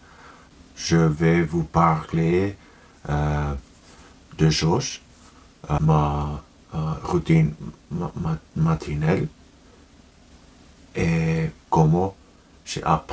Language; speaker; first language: French; non-native, learner; Finnish